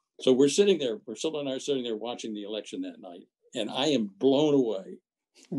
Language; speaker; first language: English; native; English